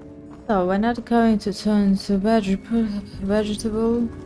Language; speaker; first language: English; non-native, learner; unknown